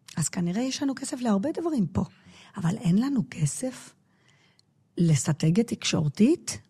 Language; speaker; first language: Hebrew; non-native, fluent; English